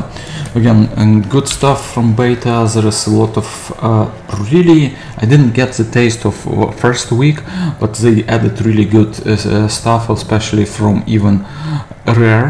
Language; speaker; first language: English; non-native, fluent; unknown